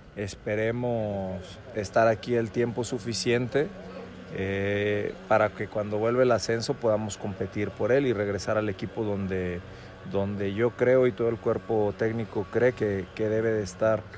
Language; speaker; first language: Spanish; native; Spanish